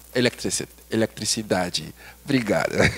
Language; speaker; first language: Portuguese; non-native, learner; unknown